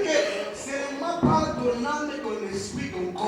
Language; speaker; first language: French; non-native, local second language; Lingala